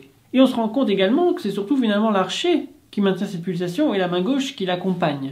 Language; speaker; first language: French; native; French